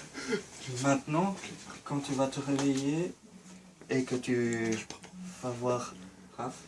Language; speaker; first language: French; native; French